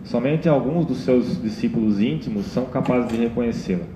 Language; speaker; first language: Portuguese; native; Portuguese